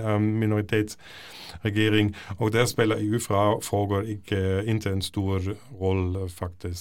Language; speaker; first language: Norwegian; non-native, fluent; German